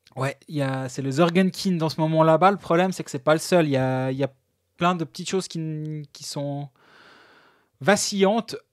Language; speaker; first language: French; native; French